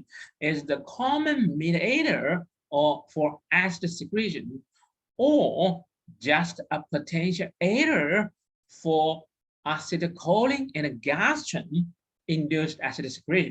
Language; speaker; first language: English; non-native, fluent; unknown